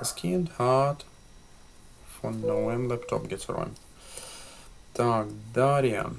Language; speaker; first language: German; non-native, fluent; Ukrainian